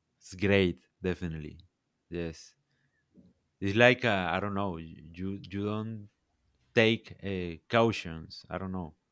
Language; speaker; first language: English; non-native, learner; Spanish